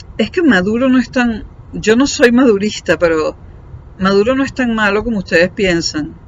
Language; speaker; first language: Spanish; native; Spanish